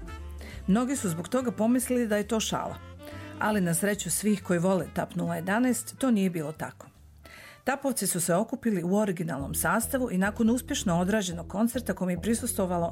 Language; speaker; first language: Croatian; native; Croatian